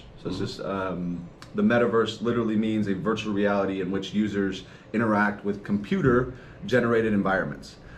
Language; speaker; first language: English; native; English